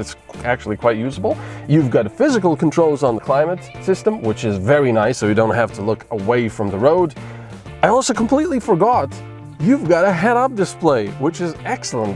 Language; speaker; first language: English; non-native, fluent; Slovenian